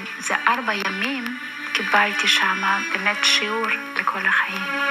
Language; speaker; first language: Hebrew; non-native, fluent; German